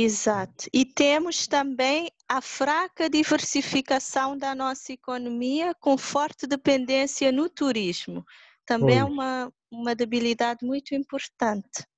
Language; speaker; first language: Portuguese; non-native, local second language; Kabuverdianu